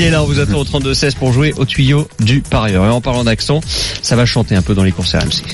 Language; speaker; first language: French; native; French